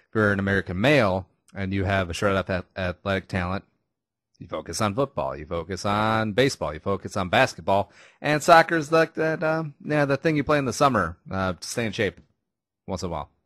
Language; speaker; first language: English; native; English